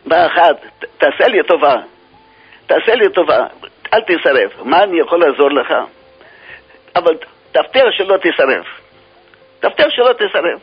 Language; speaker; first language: Hebrew; non-native, fluent; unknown